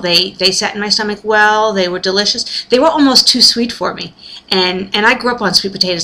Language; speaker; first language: English; native; English